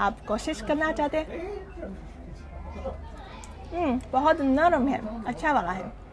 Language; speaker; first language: Hindi; non-native, fluent; Chinese